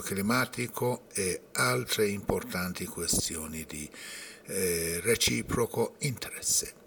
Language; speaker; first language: Italian; non-native, fluent; Persian